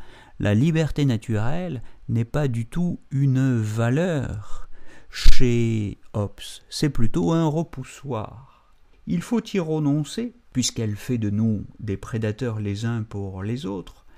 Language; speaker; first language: French; native; French